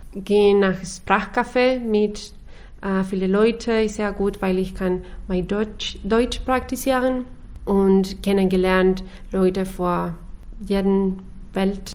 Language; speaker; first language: German; non-native, learner; Spanish